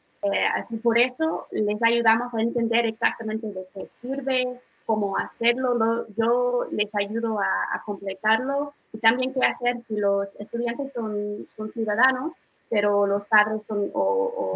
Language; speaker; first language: Spanish; non-native, fluent; English